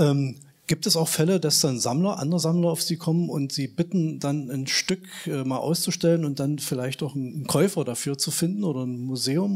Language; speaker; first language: German; native; German